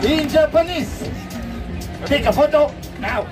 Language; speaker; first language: English; non-native, learner; Spanish